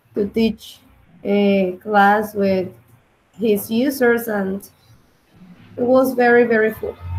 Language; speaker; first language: English; non-native, learner; Spanish